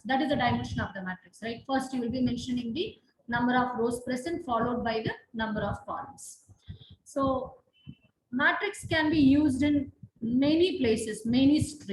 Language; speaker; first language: English; non-native, local second language; Tamil